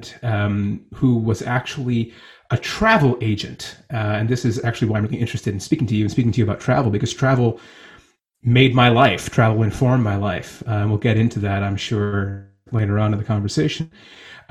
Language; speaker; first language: English; native; English